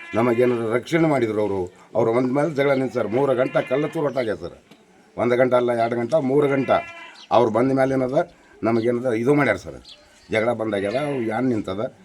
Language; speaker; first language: Kannada; non-native, local second language; Lambadi